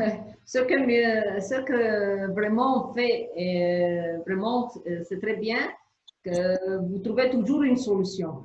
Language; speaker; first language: French; non-native, fluent; Arabic